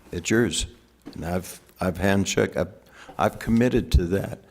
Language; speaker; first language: English; native; English